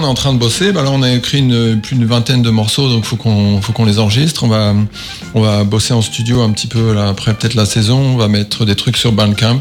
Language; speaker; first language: French; native; French